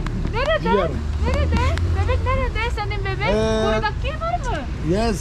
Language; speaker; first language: Turkish; non-native, learner; Korean